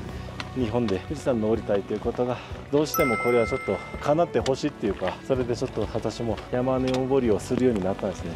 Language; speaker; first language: Japanese; non-native, fluent; Korean